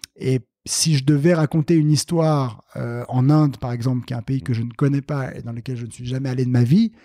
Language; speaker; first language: French; native; French